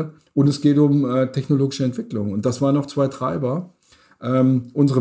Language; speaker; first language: German; native; German